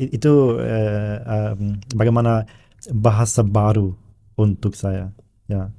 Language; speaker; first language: Indonesian; non-native, learner; German